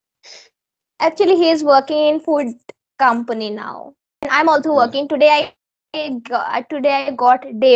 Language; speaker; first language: English; non-native, local second language; Hindi